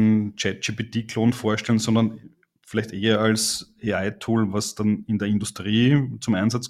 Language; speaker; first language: German; native; German